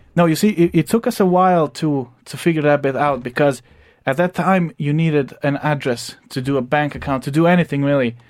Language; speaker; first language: English; non-native, fluent; Croatian